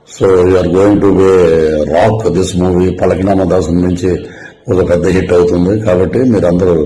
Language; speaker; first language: Telugu; native; Telugu